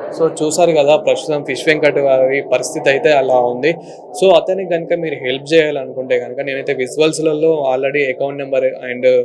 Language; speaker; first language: Telugu; native; Telugu